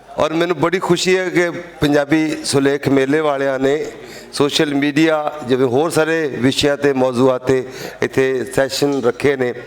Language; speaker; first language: Punjabi; native; Punjabi